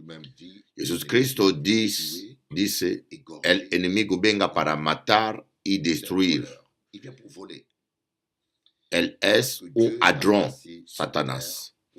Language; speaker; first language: Spanish; non-native, learner; French